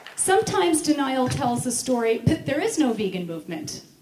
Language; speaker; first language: English; native; English